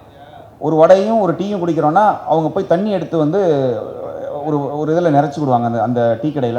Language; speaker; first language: Tamil; native; Tamil